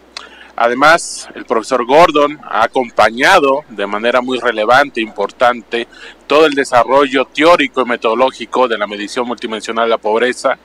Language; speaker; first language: Spanish; native; Spanish